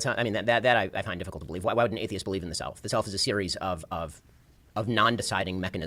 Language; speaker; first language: English; native; English